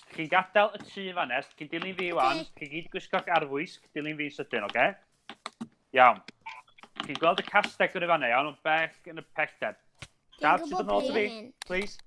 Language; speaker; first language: Welsh; native; Welsh